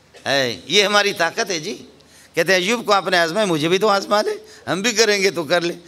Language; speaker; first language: Urdu; non-native, local second language; Baluchi